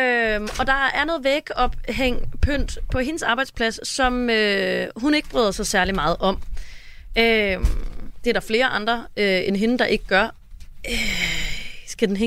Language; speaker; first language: Danish; native; Danish